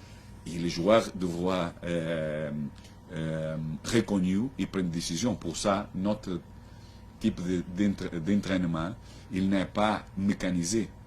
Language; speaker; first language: French; non-native, learner; Portuguese